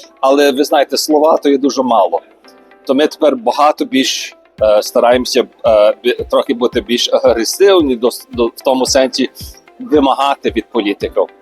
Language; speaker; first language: Ukrainian; early bilingual, heritage; Ukrainian